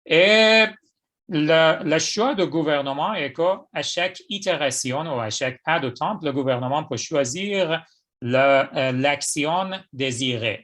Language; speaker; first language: French; non-native, fluent; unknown